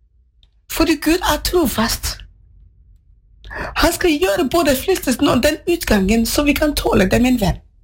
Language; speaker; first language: Norwegian; non-native, fluent; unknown